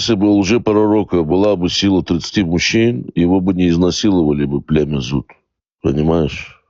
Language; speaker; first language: Russian; native; Russian